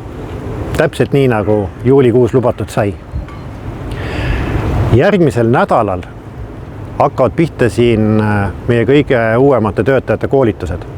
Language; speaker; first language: Estonian; native; Estonian